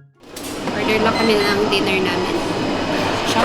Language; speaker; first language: Filipino; native; Filipino